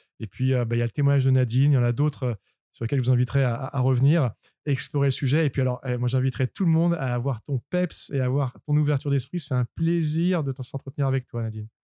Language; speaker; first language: French; native; French